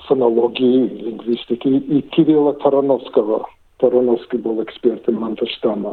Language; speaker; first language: Russian; non-native, fluent; English